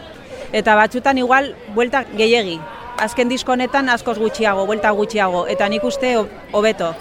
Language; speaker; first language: Basque; non-native, local second language; Spanish